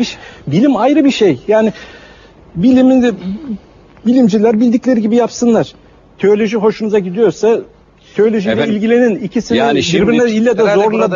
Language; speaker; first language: Turkish; native; Turkish